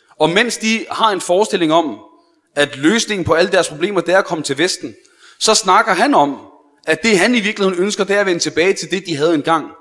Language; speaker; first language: Danish; early bilingual, other home language; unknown